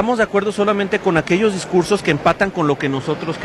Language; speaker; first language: Spanish; native; Spanish